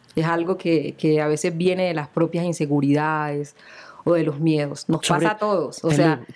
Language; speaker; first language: Spanish; native; Spanish